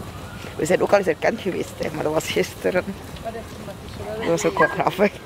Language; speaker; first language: Dutch; native; Dutch